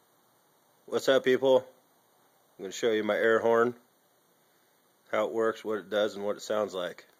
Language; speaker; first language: English; native; English